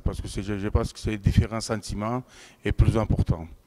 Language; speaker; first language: French; non-native, fluent; Georgian